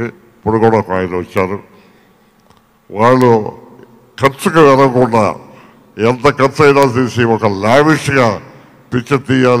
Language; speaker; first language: Telugu; native; Telugu